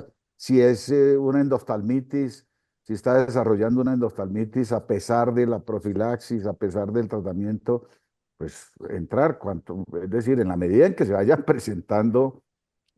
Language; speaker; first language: Spanish; native; Spanish